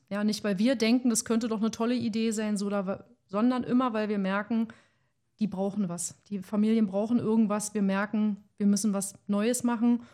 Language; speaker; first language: German; native; German